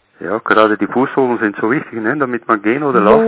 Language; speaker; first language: German; native; German